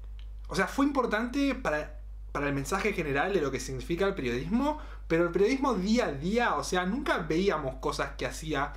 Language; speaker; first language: Spanish; native; Spanish